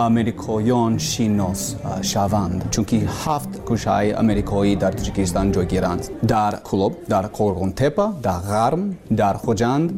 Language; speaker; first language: Persian; non-native, learner; English